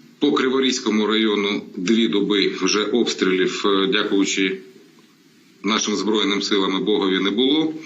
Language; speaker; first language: Ukrainian; native; Ukrainian